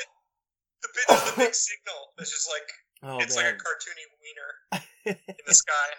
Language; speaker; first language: English; native; English